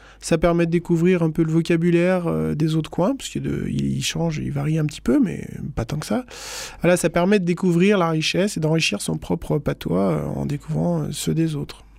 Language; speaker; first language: French; native; French